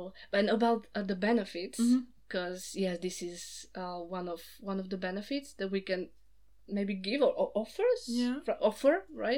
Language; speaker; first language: English; non-native, fluent; Slovak